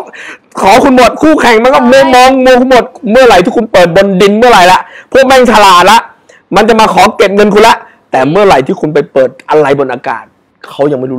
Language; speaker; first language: Thai; native; Thai